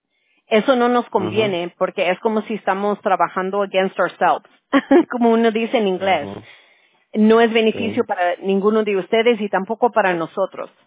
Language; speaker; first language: Spanish; early bilingual, heritage; Spanish